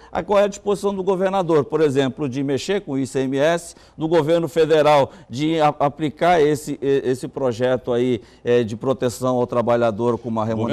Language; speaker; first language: Portuguese; native; Portuguese